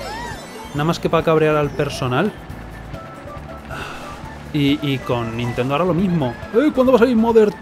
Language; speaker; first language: Spanish; native; Spanish